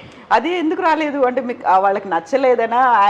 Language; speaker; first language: Telugu; native; Telugu